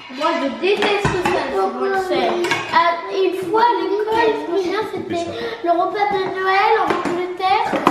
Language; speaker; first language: French; early bilingual, other home language; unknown